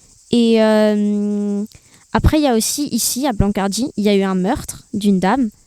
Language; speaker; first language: French; early bilingual, other home language; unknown